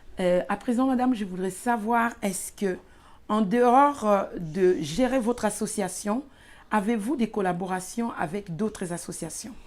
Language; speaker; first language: French; non-native, local second language; Lingala